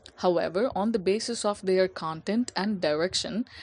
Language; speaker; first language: English; non-native, local second language; Tamil